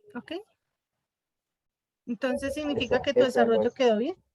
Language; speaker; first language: Spanish; native; Spanish